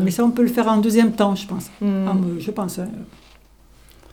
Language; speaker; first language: French; native; French